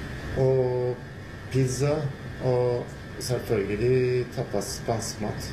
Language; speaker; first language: Norwegian; non-native, learner; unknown